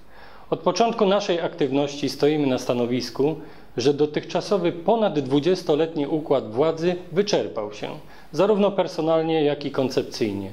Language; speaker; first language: Polish; native; Polish